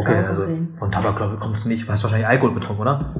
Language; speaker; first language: German; native; German